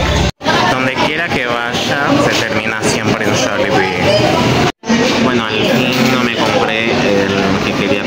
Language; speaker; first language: Spanish; non-native, fluent; Portuguese